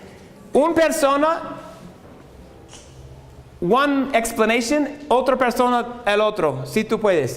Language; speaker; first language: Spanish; non-native, learner; English